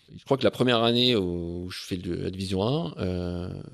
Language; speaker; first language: French; native; French